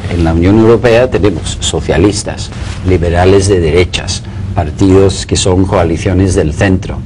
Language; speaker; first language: Spanish; non-native, fluent; English